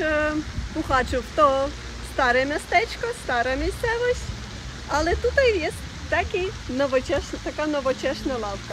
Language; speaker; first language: Polish; non-native, learner; Russian